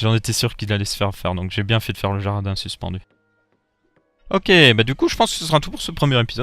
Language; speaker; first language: French; native; French